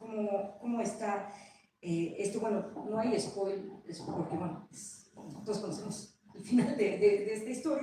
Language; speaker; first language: Spanish; native; Spanish